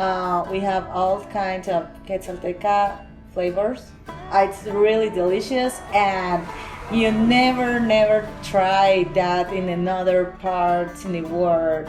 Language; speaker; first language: English; non-native, learner; Spanish